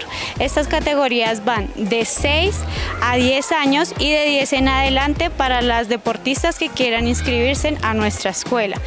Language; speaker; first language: Spanish; native; Spanish